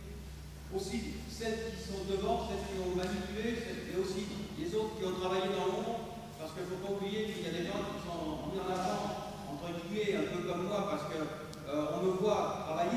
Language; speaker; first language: French; native; French